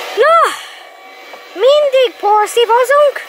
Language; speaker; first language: Hungarian; early bilingual, heritage; English